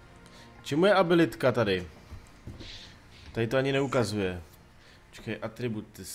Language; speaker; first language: Czech; native; Czech